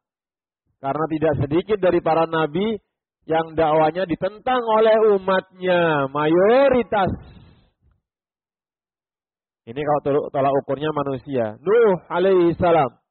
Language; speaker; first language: Indonesian; native; Indonesian